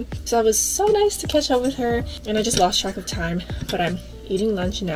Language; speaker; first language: English; native; English